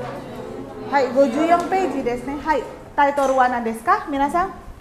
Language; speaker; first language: Japanese; non-native, fluent; Indonesian